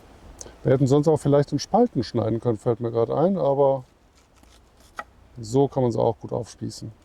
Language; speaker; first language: German; native; German